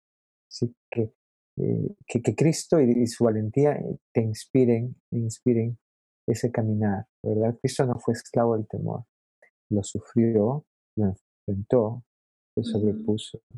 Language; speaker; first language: Spanish; native; Spanish